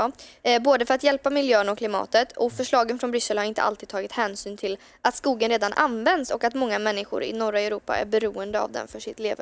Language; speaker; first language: Swedish; native; Swedish